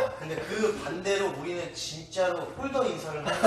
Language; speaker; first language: Korean; native; Korean